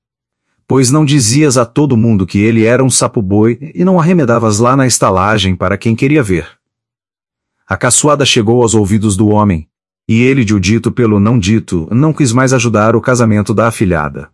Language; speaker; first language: Portuguese; native; Portuguese